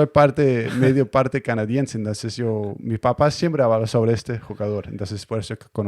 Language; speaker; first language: Spanish; non-native, learner; Danish